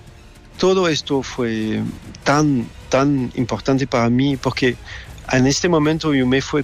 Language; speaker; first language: Spanish; non-native, learner; French